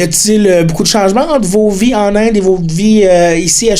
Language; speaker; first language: French; native; French